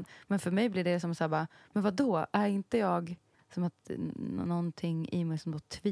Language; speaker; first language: Swedish; native; Swedish